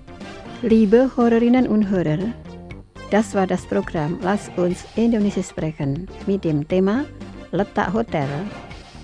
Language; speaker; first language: German; non-native, fluent; Indonesian